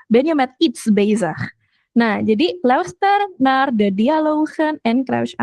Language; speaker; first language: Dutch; non-native, fluent; Indonesian